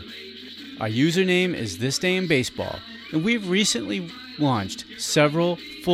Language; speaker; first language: English; native; English